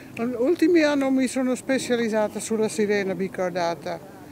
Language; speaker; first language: Italian; non-native, learner; Dutch